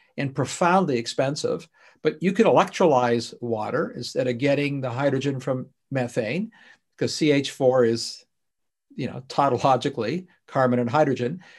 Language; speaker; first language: English; native; English